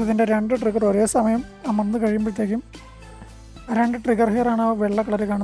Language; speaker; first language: Malayalam; native; Malayalam